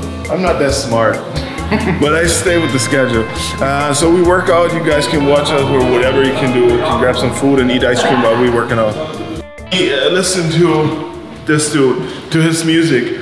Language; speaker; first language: English; non-native, fluent; German